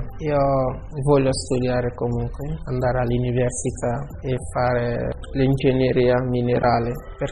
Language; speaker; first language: Italian; non-native, learner; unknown